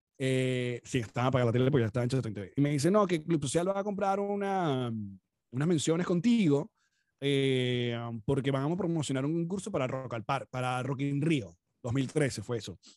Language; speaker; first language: Spanish; native; Spanish